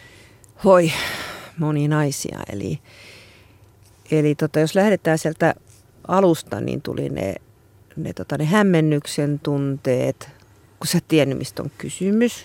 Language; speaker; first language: Finnish; native; Finnish